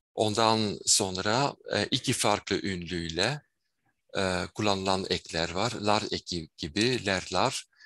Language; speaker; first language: Turkish; non-native, fluent; Dutch